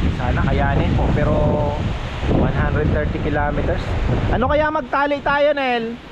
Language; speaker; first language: Filipino; native; Filipino